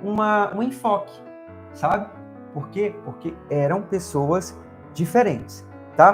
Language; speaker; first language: Portuguese; native; Portuguese